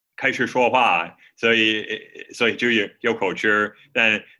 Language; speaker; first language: Chinese; non-native, fluent; English